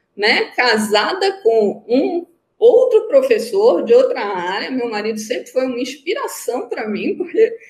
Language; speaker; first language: Portuguese; native; Portuguese